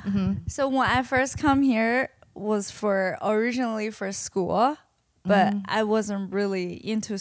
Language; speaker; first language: English; non-native, fluent; Chinese